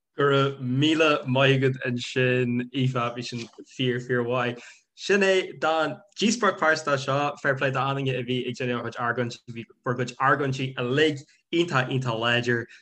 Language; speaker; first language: Irish; non-native, local second language; English